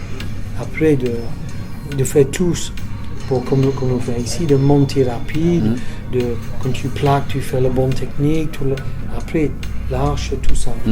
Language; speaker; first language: French; non-native, fluent; English